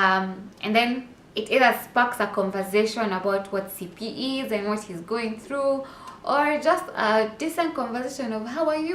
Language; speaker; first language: English; non-native, local second language; Swahili